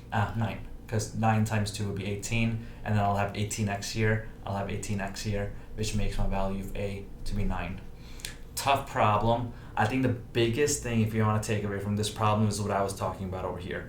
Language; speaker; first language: English; native; English